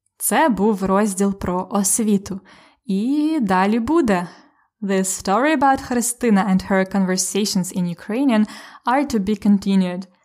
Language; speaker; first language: Ukrainian; native; Ukrainian